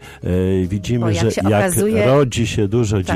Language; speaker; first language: Polish; native; Polish